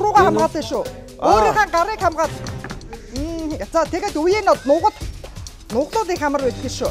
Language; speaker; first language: Mongolian; native; Mongolian